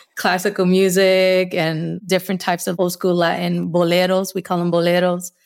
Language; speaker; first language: English; early bilingual, other home language; Spanish